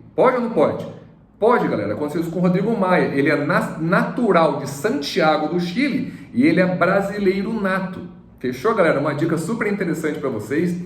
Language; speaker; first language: Portuguese; native; Portuguese